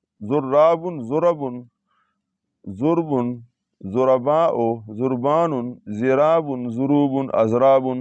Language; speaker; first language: Arabic; non-native, fluent; Urdu